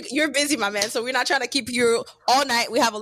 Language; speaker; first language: English; non-native, fluent; French